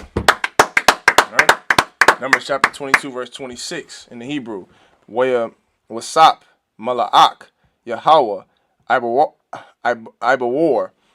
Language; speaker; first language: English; native; English